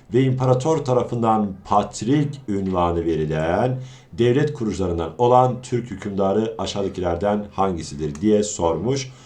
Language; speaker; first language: Turkish; native; Turkish